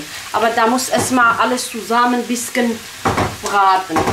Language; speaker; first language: German; non-native, local second language; Kurdish